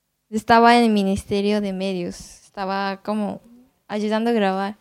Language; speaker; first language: Spanish; non-native, learner; Japanese